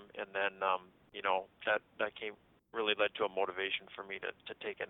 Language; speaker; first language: English; native; English